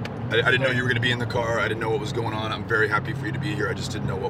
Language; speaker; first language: English; native; English